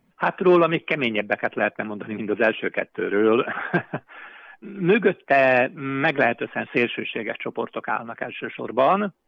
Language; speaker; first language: Hungarian; native; Hungarian